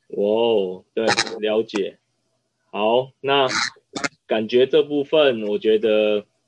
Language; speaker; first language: Chinese; native; Chinese